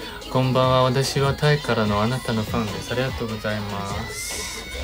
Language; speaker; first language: Japanese; non-native, fluent; Chinese